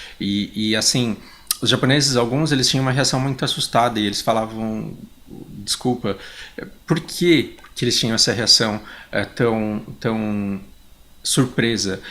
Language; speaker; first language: Portuguese; native; Portuguese